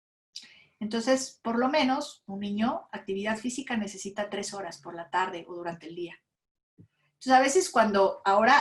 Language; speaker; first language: Spanish; native; Spanish